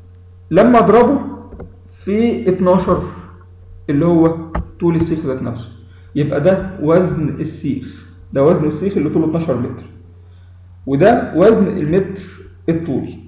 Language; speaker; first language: Arabic; native; Arabic